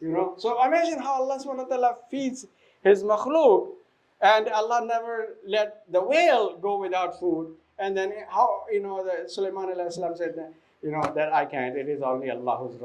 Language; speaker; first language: English; non-native, fluent; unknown